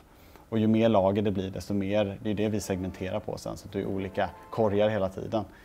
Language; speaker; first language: Swedish; native; Swedish